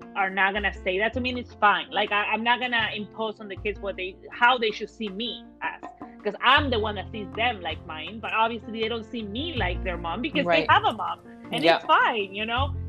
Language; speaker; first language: English; early bilingual, other home language; Spanish